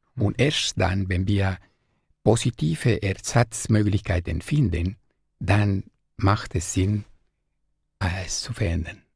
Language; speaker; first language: German; non-native, fluent; Spanish